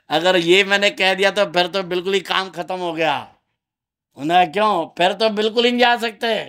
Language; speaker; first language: Hindi; native; Hindi